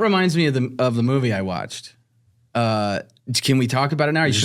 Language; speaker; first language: English; native; English